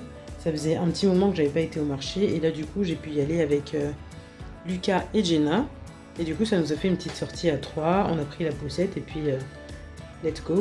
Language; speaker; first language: French; native; French